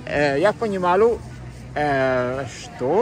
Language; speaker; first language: Russian; non-native, learner; Finnish